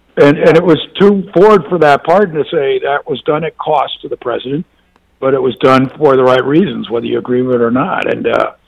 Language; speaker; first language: English; native; English